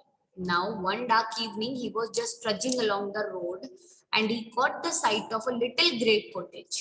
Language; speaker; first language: English; non-native, local second language; Hindi